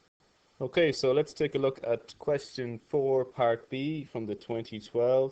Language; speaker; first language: English; native; English